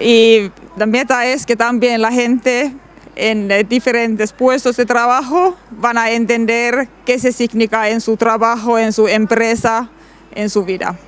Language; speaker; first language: Spanish; non-native, learner; Finnish